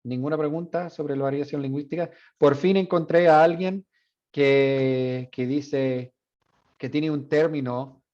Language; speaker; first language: Spanish; non-native, fluent; English